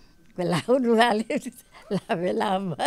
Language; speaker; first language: French; non-native, learner; Morisyen